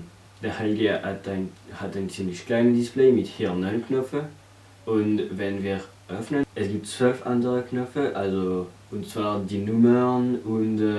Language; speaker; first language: German; non-native, learner; French